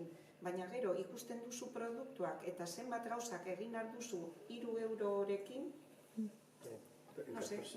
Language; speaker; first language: Basque; non-native, learner; Spanish